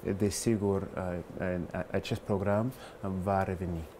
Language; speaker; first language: Romanian; non-native, fluent; English